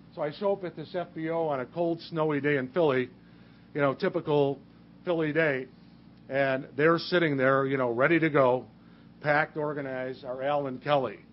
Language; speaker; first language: English; native; English